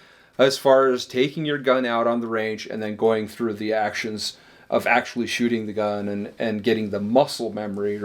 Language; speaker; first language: English; native; English